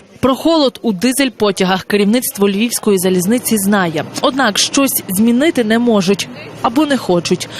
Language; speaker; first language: Ukrainian; native; Ukrainian